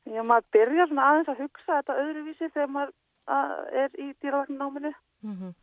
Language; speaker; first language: Icelandic; native; Icelandic